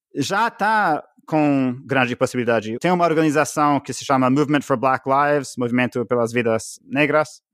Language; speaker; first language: Portuguese; non-native, fluent; English